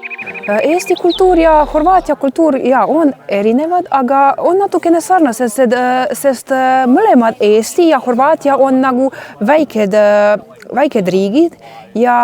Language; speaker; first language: Estonian; non-native, learner; Croatian